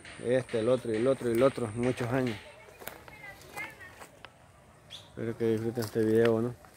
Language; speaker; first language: Spanish; native; Spanish